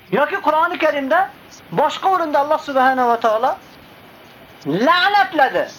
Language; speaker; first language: Uzbek; native; Uzbek